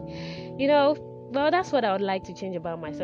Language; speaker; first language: English; non-native, local second language; Yoruba